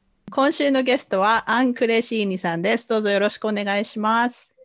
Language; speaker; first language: Japanese; native; Japanese